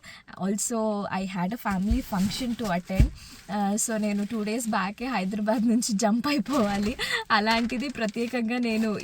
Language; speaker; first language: Telugu; native; Telugu